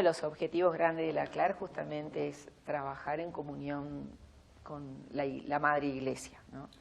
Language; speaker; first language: Spanish; native; Spanish